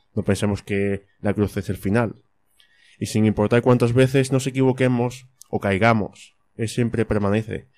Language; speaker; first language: Spanish; native; Spanish